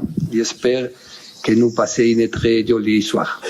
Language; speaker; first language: French; non-native, learner; Spanish